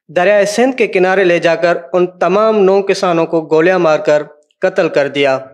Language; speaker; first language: Urdu; non-native, local second language; Sindhi